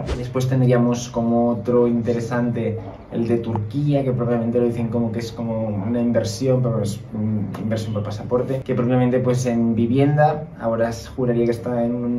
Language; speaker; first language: Spanish; native; Spanish